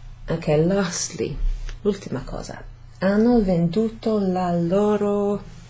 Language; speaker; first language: Italian; non-native, fluent; English